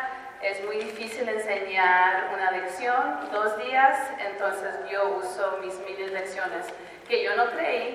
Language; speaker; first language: Spanish; early bilingual, heritage; Spanish